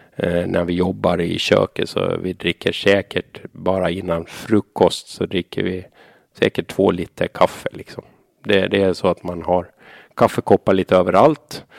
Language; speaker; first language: Swedish; native; Swedish